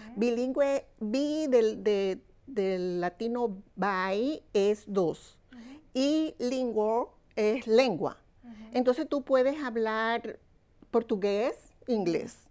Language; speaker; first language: Spanish; native; Spanish